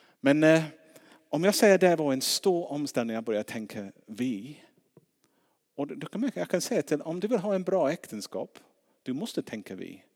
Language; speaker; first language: Swedish; non-native, fluent; English